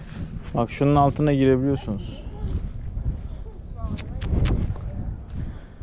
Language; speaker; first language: Turkish; native; Turkish